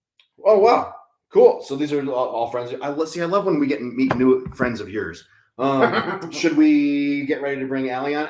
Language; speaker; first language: English; native; English